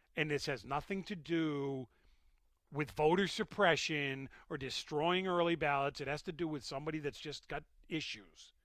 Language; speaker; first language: English; native; English